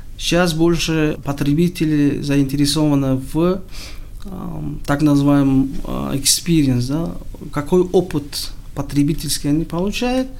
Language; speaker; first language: Russian; non-native, local second language; Tajik